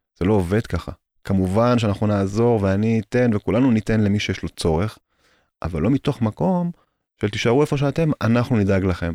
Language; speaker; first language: Hebrew; native; Hebrew